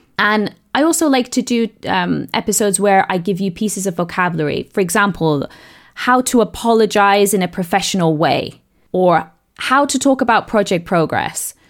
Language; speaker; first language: English; native; English